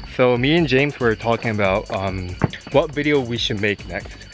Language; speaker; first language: English; non-native, fluent; Japanese